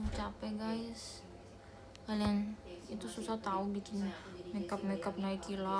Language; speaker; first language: Indonesian; native; Indonesian